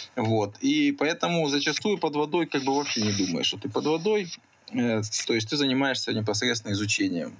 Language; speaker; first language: Russian; native; Russian